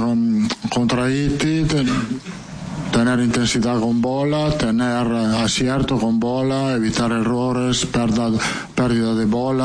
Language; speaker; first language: Portuguese; non-native, fluent; Italian